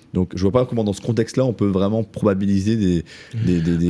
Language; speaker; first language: French; native; French